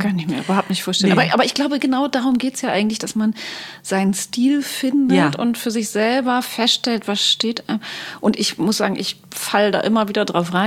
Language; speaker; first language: German; native; German